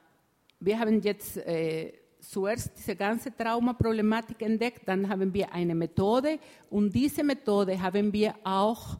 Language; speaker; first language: German; non-native, fluent; Spanish